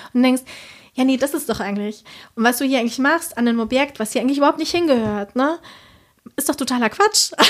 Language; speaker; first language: German; early bilingual, other home language; Spanish